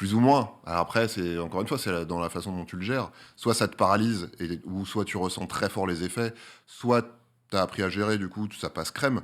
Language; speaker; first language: French; native; French